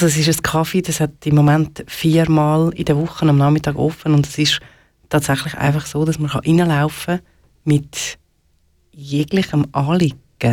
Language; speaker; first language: German; native; German